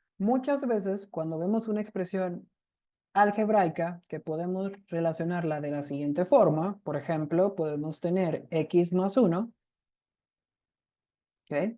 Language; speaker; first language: Spanish; native; Spanish